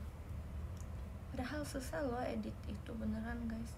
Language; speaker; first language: Indonesian; native; Indonesian